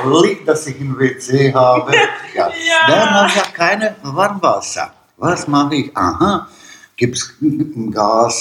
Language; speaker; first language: German; non-native, learner; Bosnian